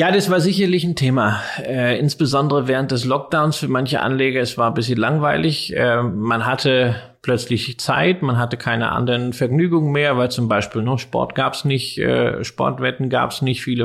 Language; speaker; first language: German; native; German